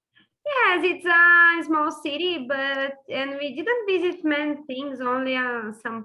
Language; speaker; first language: English; non-native, fluent; Portuguese